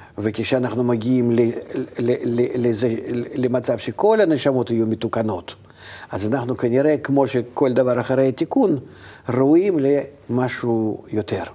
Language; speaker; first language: Hebrew; non-native, fluent; Russian